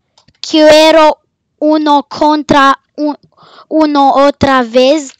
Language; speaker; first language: Spanish; non-native, learner; Romanian